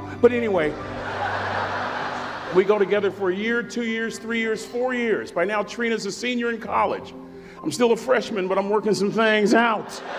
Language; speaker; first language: English; native; English